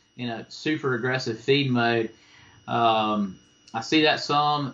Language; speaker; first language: English; native; English